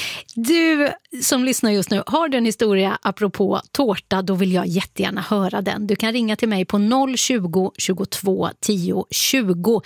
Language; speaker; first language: Swedish; native; Swedish